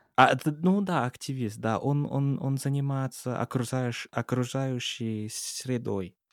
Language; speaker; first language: Russian; non-native, fluent; English